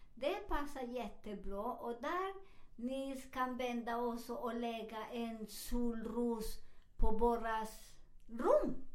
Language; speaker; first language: Swedish; non-native, fluent; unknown